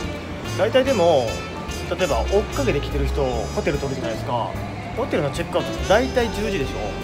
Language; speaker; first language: Japanese; native; Japanese